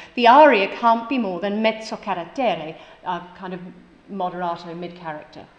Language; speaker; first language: English; native; English